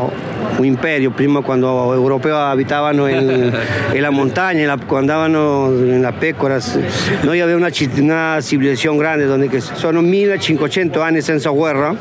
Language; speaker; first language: Italian; non-native, learner; Spanish